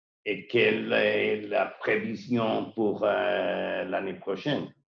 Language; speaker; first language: French; non-native, learner; Spanish